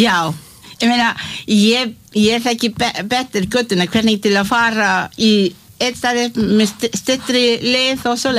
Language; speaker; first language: Icelandic; non-native, learner; Malay